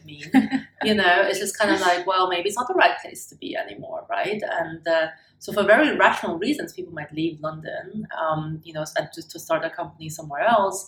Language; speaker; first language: English; non-native, fluent; German